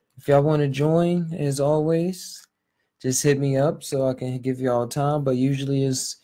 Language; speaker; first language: English; native; English